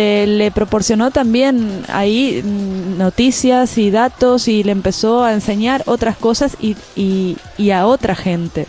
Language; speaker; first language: Spanish; native; Spanish